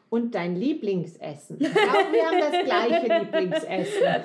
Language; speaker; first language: German; non-native, fluent; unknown